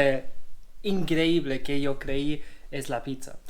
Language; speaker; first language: Spanish; non-native, learner; German